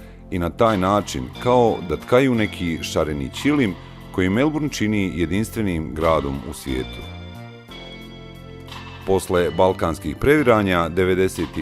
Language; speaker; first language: Bosnian; native; Bosnian